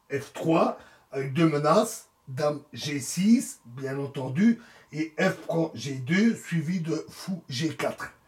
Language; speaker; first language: French; native; French